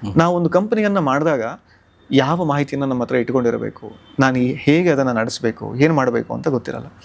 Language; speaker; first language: Kannada; native; Kannada